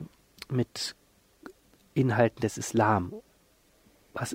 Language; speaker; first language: German; native; German